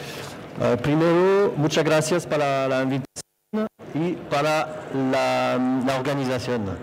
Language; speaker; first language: Spanish; non-native, fluent; French